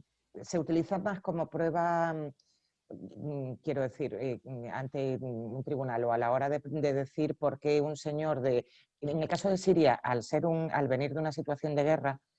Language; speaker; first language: Spanish; native; Spanish